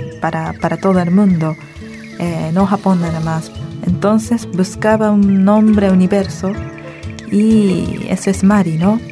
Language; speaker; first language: Spanish; early bilingual, other home language; Japanese